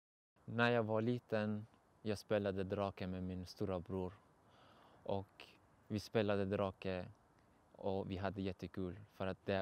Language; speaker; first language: Swedish; non-native, learner; Persian